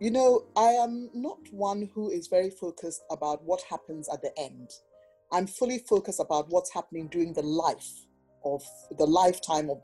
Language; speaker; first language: English; non-native, local second language; Akan